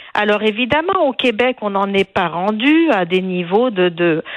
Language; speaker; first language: French; non-native, local second language; Arabic